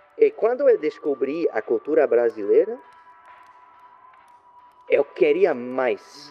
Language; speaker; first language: Portuguese; non-native, learner; French